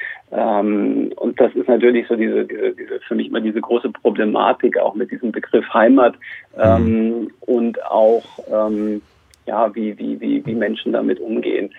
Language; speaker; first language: German; native; German